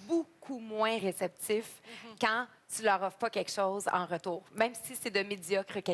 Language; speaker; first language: French; native; French